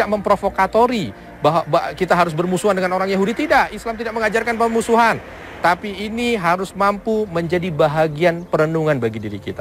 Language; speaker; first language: Indonesian; native; Indonesian